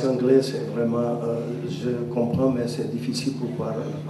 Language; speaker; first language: French; non-native, learner; Portuguese